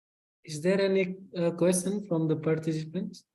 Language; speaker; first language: English; non-native, fluent; Indonesian